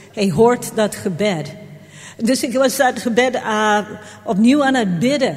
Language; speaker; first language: Dutch; non-native, fluent; English